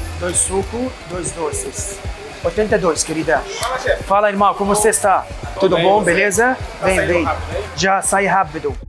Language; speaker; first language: Portuguese; non-native, learner; Arabic